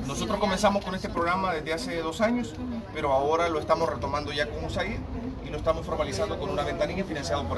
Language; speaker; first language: Spanish; native; Spanish